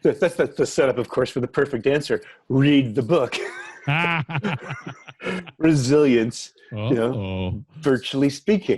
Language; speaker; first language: English; native; English